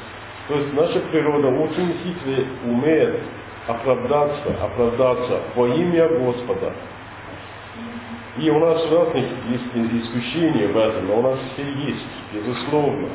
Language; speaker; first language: Russian; non-native, learner; English